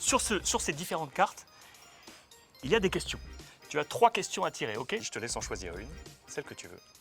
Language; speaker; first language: French; native; French